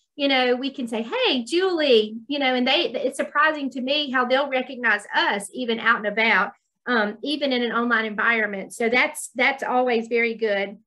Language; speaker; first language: English; native; English